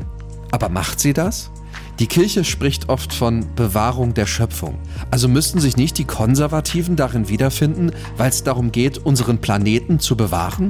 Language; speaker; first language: German; native; German